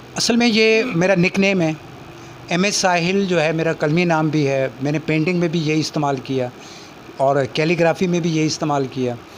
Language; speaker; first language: Urdu; non-native, local second language; Punjabi